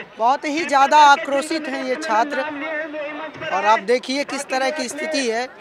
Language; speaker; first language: Hindi; native; Hindi